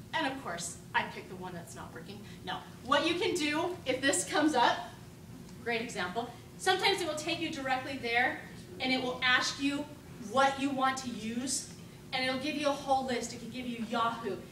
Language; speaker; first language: English; native; English